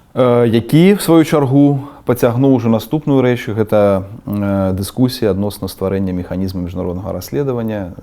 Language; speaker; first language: Belarusian; non-native, local second language; Russian